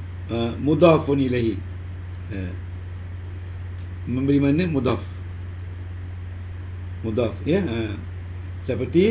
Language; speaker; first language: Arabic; non-native, fluent; Malay